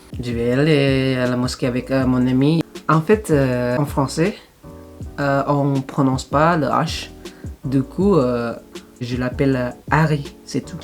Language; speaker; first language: French; non-native, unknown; Indonesian